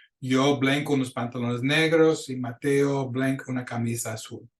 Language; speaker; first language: Spanish; non-native, fluent; English